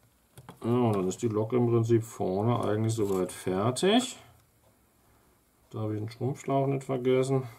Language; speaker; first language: German; native; German